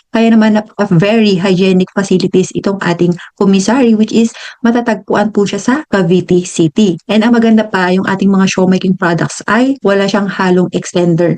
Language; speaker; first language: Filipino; non-native, local second language; Hiligaynon